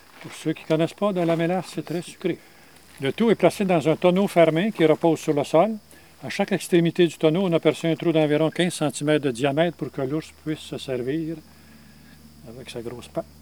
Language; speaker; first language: French; native; French